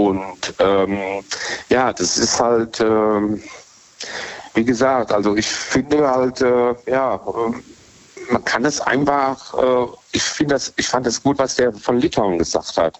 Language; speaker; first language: German; native; German